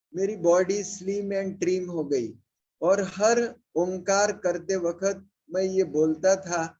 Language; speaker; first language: Hindi; non-native, local second language; Marathi